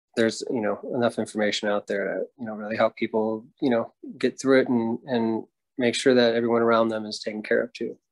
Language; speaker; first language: English; native; English